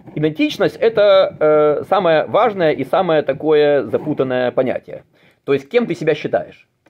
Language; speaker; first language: Russian; native; Russian